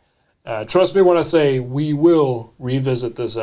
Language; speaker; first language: English; native; English